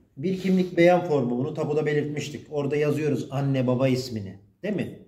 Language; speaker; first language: Turkish; native; Turkish